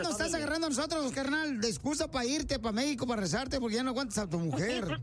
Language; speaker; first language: Spanish; native; Spanish